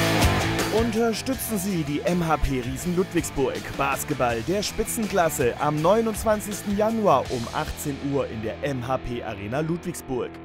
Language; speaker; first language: German; native; German